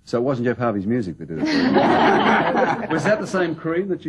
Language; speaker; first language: English; native; English